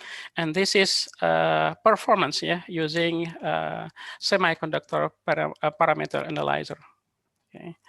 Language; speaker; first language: English; non-native, fluent; Indonesian